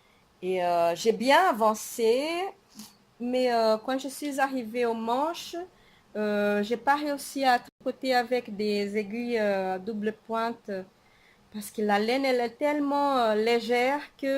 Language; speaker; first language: French; non-native, fluent; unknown